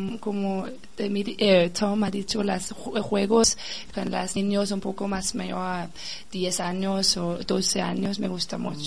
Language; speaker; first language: Spanish; non-native, learner; Danish